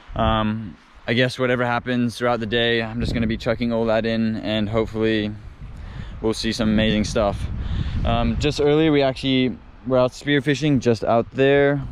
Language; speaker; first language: English; non-native, fluent; Indonesian